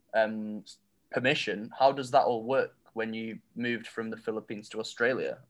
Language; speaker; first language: English; native; English